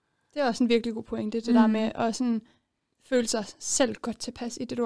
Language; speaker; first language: Danish; native; Danish